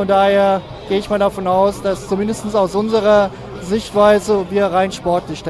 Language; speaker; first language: German; native; German